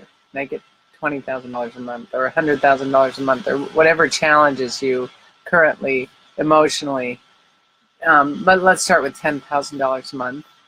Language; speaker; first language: English; native; English